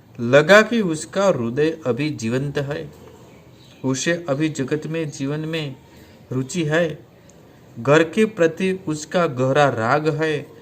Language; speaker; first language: Hindi; non-native, local second language; Gujarati